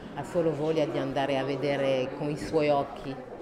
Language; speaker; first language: Italian; non-native, fluent; French